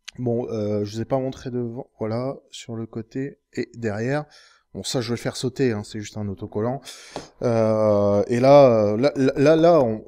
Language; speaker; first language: French; native; French